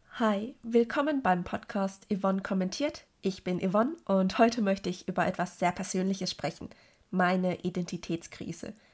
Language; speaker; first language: German; early bilingual, other home language; Cantonese